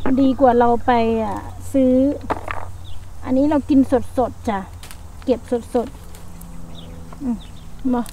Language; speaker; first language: Thai; non-native, local second language; Northeastern Thai